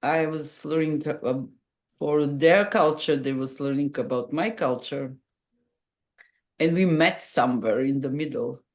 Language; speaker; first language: English; non-native, fluent; Macedonian